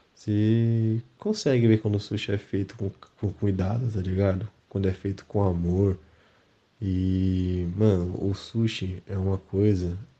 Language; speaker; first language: Portuguese; native; Portuguese